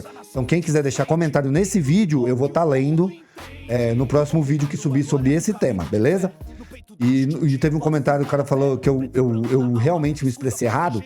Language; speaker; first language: Portuguese; native; Portuguese